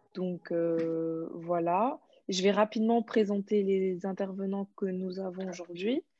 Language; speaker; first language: French; native; French